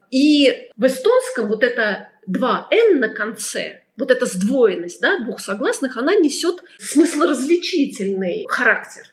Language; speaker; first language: Russian; native; Russian